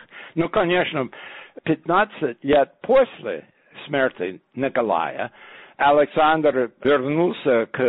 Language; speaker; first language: Russian; non-native, fluent; English